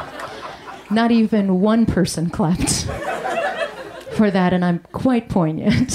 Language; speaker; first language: English; native; English